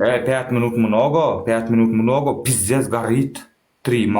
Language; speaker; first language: Russian; non-native, learner; Turkmen